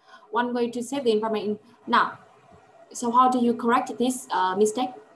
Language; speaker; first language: English; non-native, fluent; Vietnamese